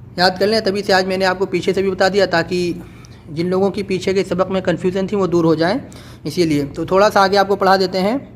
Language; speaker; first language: Urdu; native; Urdu